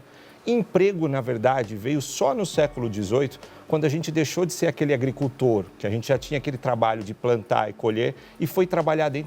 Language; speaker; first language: Portuguese; native; Portuguese